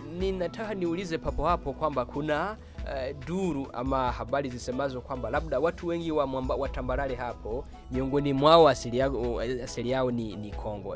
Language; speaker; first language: Swahili; non-native, local second language; Rundi